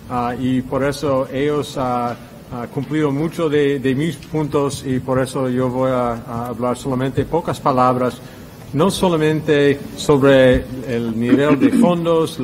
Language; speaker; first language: Spanish; non-native, fluent; English